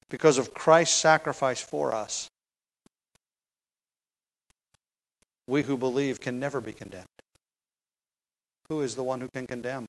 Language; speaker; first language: English; native; English